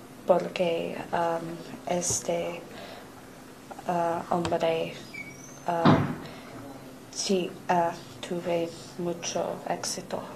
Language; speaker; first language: Spanish; non-native, learner; English